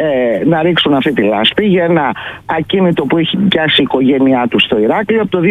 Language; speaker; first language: Greek; native; Greek